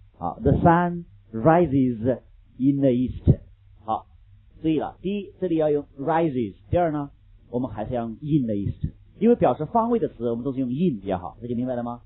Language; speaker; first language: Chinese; native; Chinese